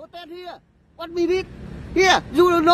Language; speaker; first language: English; non-native, learner; Vietnamese